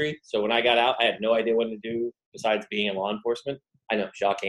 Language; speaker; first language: English; native; English